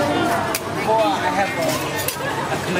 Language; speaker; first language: English; non-native, learner; Khmer